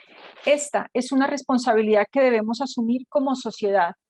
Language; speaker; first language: Spanish; native; Spanish